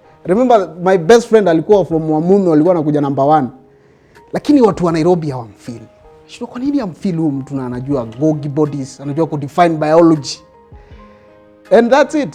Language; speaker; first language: Swahili; native; Swahili